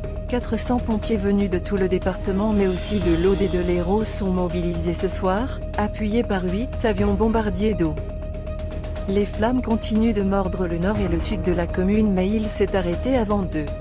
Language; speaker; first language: French; native; French